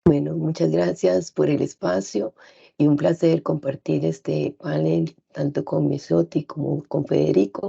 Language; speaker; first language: Spanish; native; Spanish